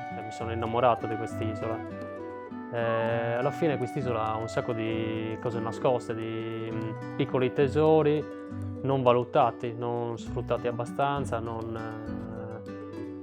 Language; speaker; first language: Italian; early bilingual, other home language; German